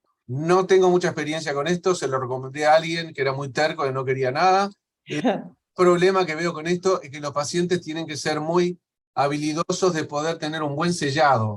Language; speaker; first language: Spanish; native; Spanish